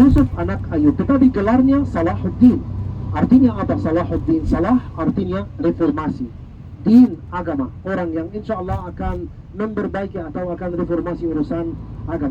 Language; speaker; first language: Indonesian; non-native, fluent; Arabic